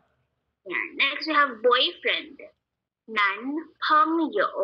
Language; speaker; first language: English; non-native, local second language; Filipino